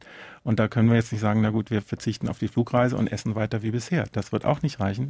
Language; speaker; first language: German; native; German